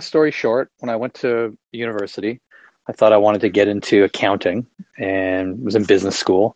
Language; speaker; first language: English; native; English